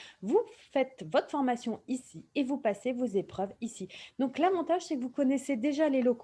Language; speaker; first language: French; native; French